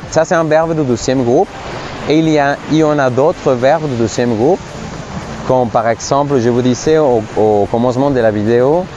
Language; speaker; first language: French; non-native, fluent; Spanish